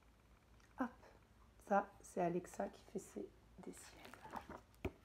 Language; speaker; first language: French; native; French